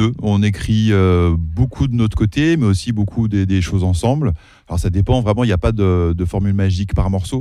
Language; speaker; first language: French; early bilingual, other home language; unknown